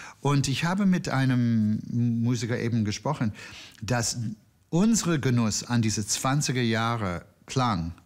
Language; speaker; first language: German; non-native, fluent; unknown